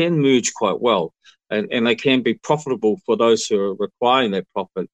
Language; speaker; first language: English; native; English